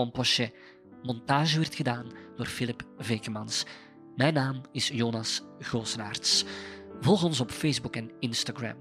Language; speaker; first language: Dutch; native; Dutch